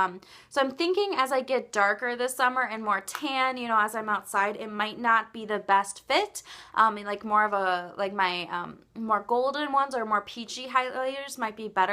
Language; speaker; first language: English; native; English